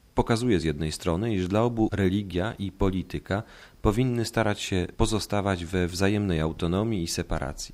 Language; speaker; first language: Polish; native; Polish